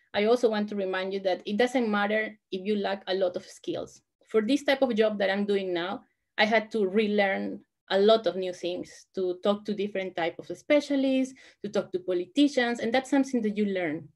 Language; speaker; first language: English; non-native, fluent; Spanish